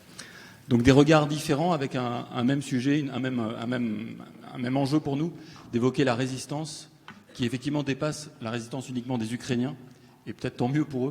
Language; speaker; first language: French; native; French